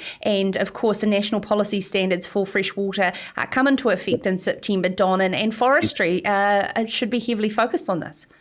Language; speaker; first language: English; native; English